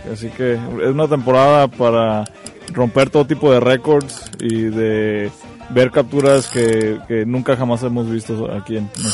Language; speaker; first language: Spanish; native; Spanish